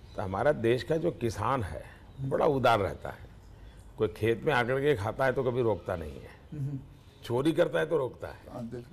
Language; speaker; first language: Hindi; non-native, local second language; Gujarati